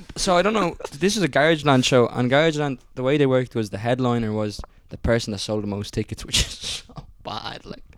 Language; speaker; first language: English; early bilingual, other home language; Italian